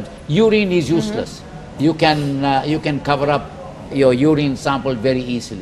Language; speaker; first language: English; non-native, local second language; Filipino